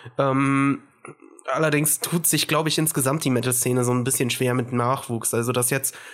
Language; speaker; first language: German; early bilingual, other home language; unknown